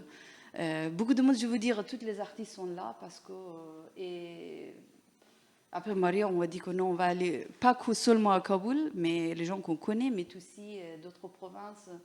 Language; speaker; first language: French; non-native, learner; Persian